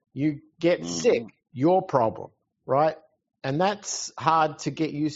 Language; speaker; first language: English; native; English